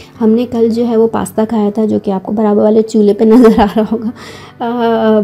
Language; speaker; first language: Urdu; native; Urdu